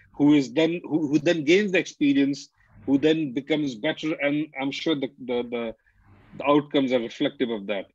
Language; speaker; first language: English; non-native, local second language; Hindi